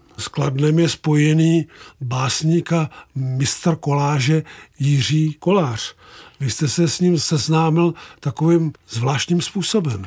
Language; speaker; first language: Czech; native; Czech